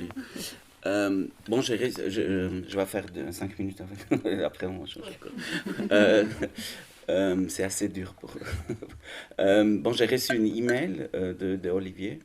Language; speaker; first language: French; non-native, learner; German